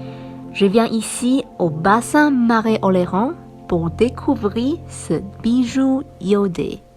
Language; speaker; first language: French; non-native, fluent; Chinese